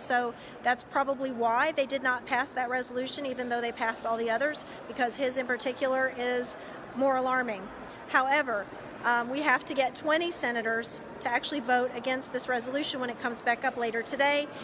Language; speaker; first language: English; native; English